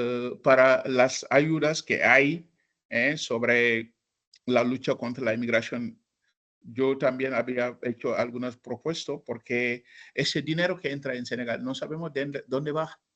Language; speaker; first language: Spanish; non-native, fluent; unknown